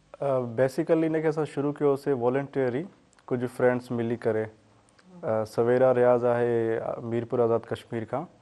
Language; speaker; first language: Sindhi; native; Sindhi